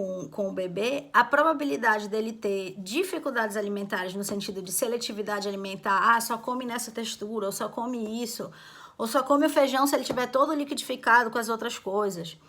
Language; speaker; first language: Portuguese; native; Portuguese